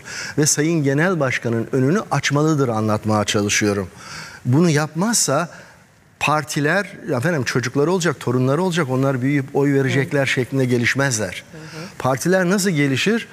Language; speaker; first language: Turkish; native; Turkish